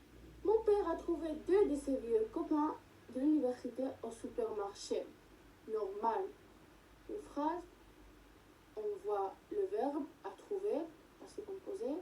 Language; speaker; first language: French; non-native, learner; Spanish